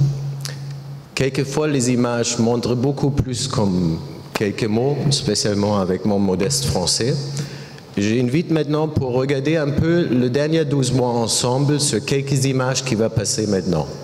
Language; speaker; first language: French; non-native, learner; German